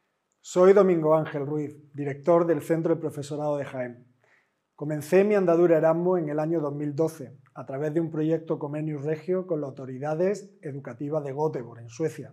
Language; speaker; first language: Spanish; native; Spanish